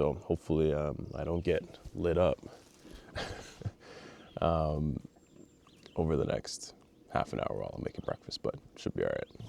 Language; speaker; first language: English; native; English